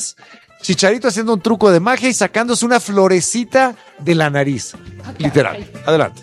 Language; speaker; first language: Spanish; native; Spanish